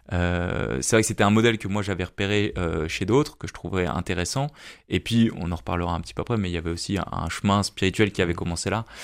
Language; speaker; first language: French; native; French